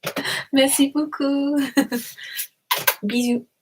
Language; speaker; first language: French; non-native, learner; English